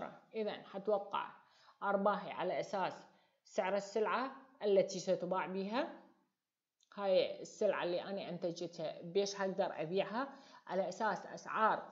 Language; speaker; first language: Arabic; native; Arabic